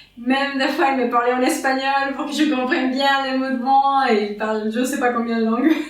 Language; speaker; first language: French; non-native, fluent; Spanish